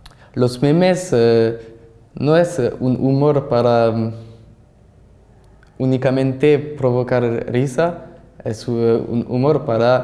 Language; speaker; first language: Spanish; non-native, learner; French